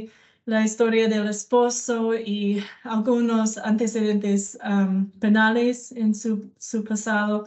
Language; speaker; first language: Spanish; non-native, fluent; English